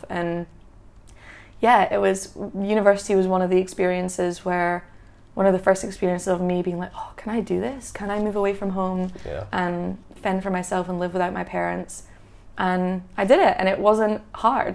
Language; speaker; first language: English; native; English